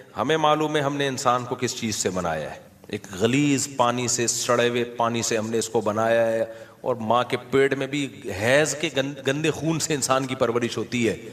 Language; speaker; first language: Urdu; native; Urdu